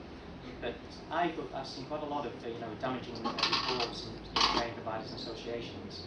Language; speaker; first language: English; native; English